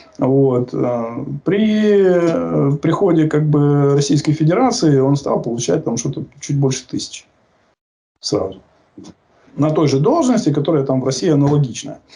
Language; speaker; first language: Russian; native; Russian